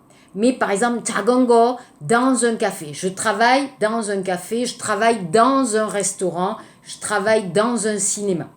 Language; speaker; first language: French; native; French